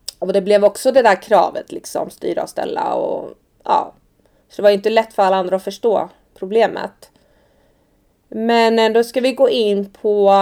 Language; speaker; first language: Swedish; early bilingual, other home language; Persian